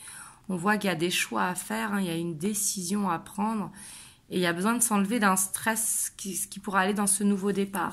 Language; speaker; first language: French; native; French